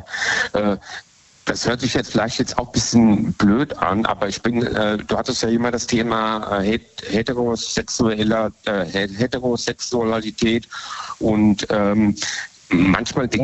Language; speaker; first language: German; native; German